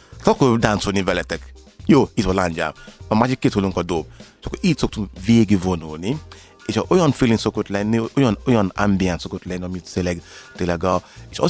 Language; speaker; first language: Hungarian; non-native, learner; Yoruba